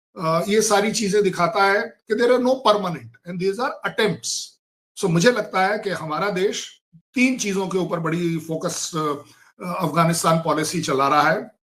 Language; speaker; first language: Hindi; native; Hindi